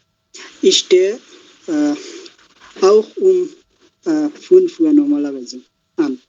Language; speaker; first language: German; non-native, learner; Bangla